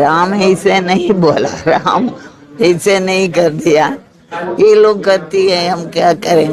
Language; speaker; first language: Hindi; non-native, local second language; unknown